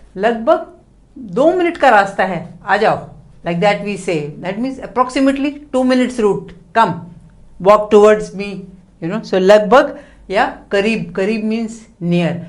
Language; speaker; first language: Hindi; non-native, local second language; Tamil